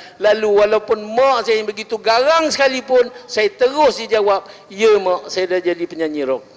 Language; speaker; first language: Malay; native; Malay